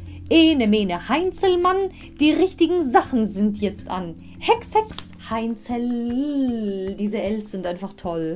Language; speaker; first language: German; native; German